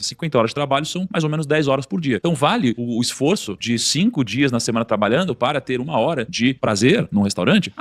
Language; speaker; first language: Portuguese; native; Portuguese